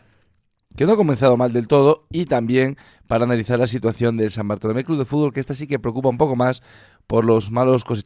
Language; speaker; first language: Spanish; native; Spanish